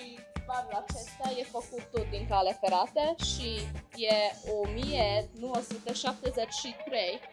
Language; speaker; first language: Romanian; non-native, local second language; Hungarian